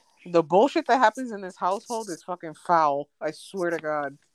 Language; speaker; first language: English; early bilingual, other home language; Spanish